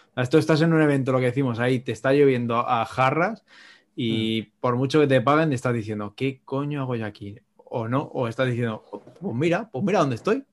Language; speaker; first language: Spanish; native; Spanish